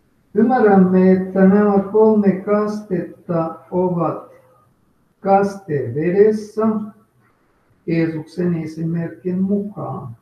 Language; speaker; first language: Finnish; non-native, fluent; Russian